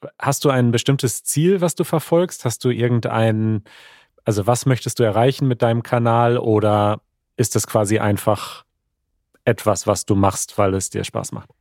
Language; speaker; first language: German; native; German